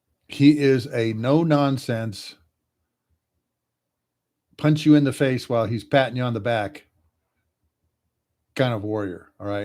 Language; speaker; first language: English; native; English